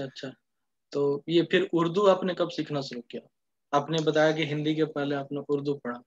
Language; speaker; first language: Hindi; native; Hindi